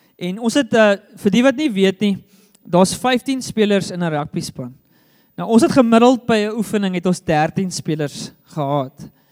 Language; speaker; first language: Afrikaans; native; Afrikaans